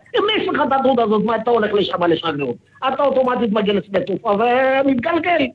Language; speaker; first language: Hebrew; non-native, fluent; Amharic